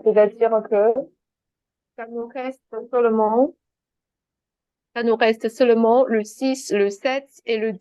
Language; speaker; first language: French; non-native, fluent; Chinese